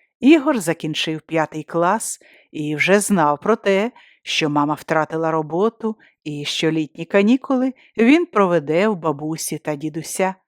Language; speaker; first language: Ukrainian; native; Ukrainian